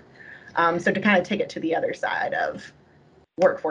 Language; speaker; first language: English; native; English